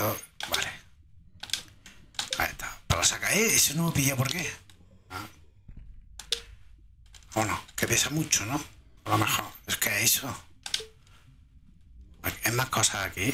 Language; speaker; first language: Spanish; native; Spanish